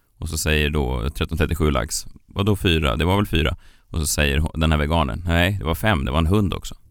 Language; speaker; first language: Swedish; native; Swedish